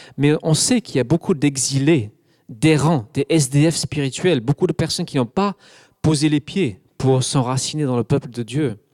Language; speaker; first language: French; non-native, fluent; English